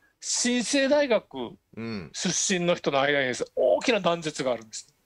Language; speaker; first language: Japanese; native; Japanese